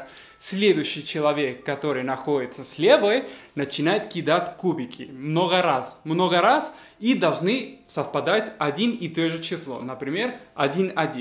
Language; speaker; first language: Russian; non-native, fluent; Spanish